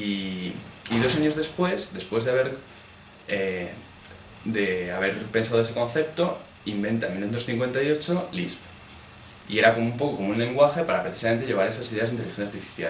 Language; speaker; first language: Spanish; native; Spanish